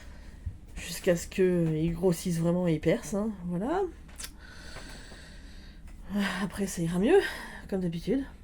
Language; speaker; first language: French; native; French